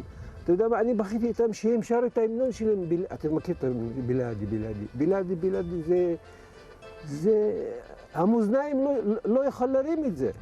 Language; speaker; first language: Hebrew; non-native, local second language; Adyghe